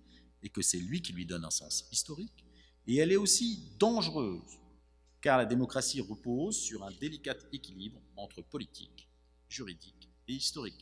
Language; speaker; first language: French; native; French